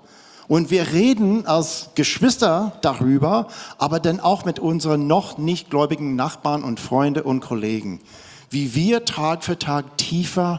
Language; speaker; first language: German; non-native, fluent; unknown